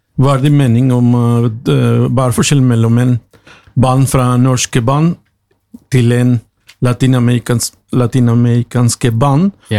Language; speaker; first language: Norwegian; non-native, learner; Spanish